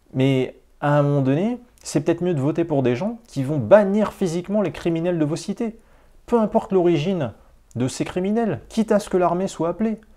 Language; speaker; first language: French; native; French